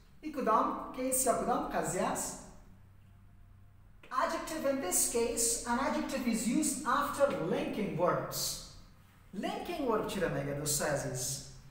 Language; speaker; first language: English; non-native, fluent; Persian